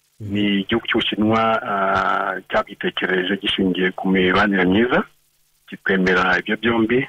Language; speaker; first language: Kinyarwanda; native; Kinyarwanda